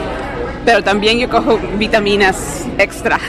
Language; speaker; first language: Spanish; early bilingual, heritage; English